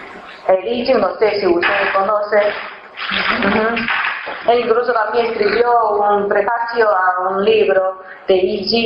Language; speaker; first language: Spanish; non-native, fluent; Chinese